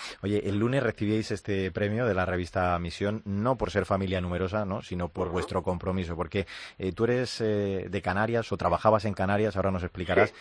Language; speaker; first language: Spanish; native; Spanish